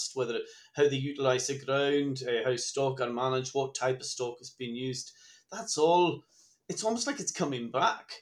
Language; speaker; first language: English; native; English